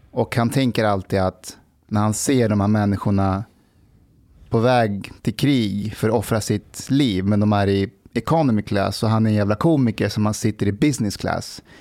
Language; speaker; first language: Swedish; early bilingual, other home language; Persian